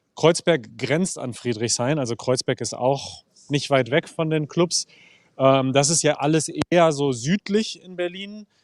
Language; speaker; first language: German; native; German